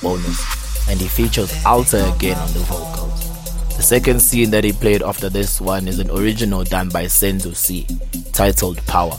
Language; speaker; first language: English; non-native, local second language; Zulu